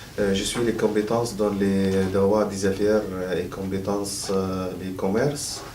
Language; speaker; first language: French; non-native, learner; Arabic